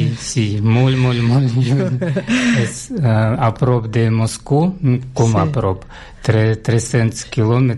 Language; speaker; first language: Catalan; non-native, learner; Russian